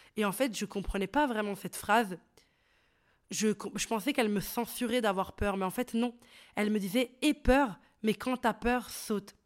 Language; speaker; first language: French; early bilingual, other home language; Arabic